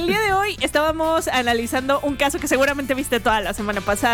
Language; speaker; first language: Spanish; native; Spanish